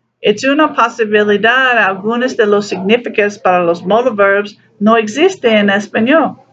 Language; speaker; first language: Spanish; non-native, learner; English